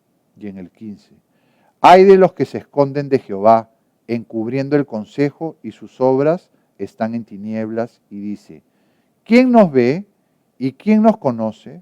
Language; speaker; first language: Spanish; native; Spanish